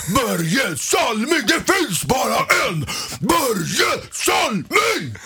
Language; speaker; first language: Swedish; native; Swedish